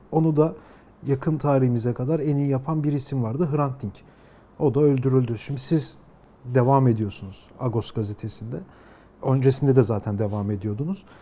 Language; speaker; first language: Turkish; native; Turkish